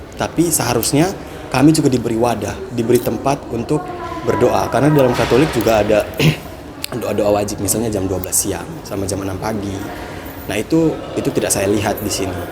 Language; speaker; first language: Indonesian; native; Indonesian